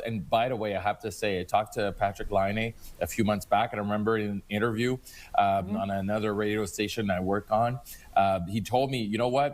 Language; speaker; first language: English; non-native, local second language; French